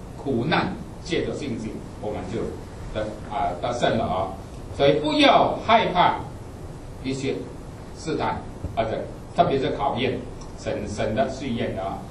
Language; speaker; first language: Chinese; non-native, fluent; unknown